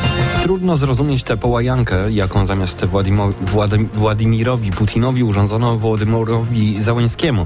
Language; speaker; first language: Polish; native; Polish